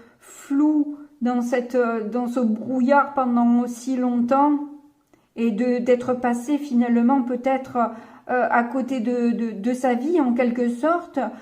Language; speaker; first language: French; native; French